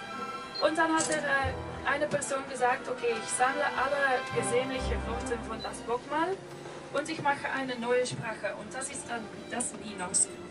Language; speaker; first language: German; non-native, fluent; Norwegian